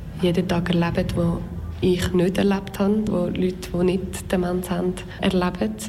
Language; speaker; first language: German; non-native, local second language; French